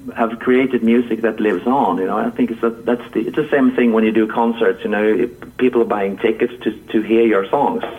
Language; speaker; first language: English; non-native, fluent; Swedish